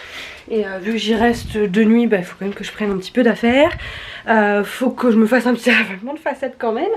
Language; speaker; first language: French; native; French